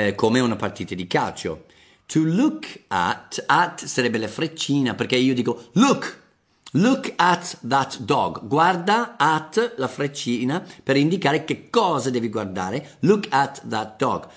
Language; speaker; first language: Italian; non-native, fluent; English